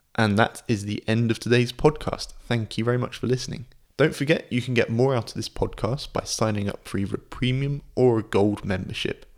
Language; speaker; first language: English; native; English